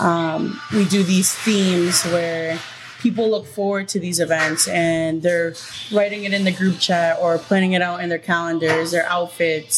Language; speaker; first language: English; native; English